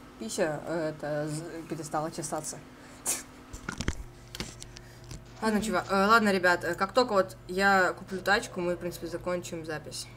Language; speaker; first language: Russian; native; Russian